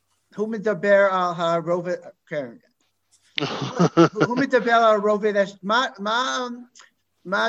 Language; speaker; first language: Hebrew; non-native, fluent; English